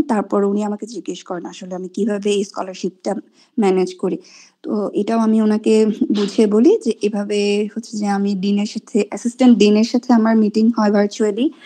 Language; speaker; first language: Bangla; non-native, local second language; Marma